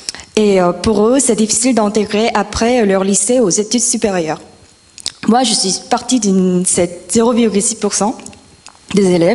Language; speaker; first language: French; non-native, fluent; Korean